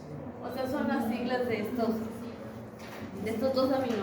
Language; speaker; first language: Spanish; native; Spanish